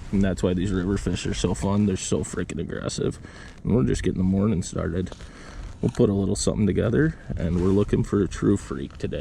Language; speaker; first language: English; native; English